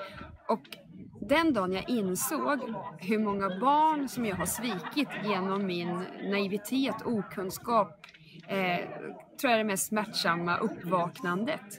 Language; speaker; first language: Swedish; native; Swedish